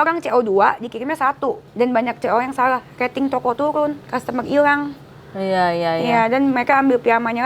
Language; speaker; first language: Indonesian; native; Indonesian